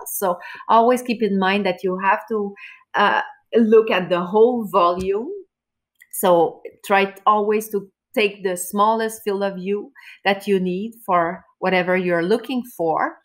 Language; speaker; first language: English; non-native, fluent; French